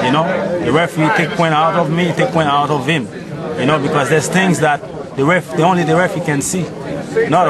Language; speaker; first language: English; non-native, fluent; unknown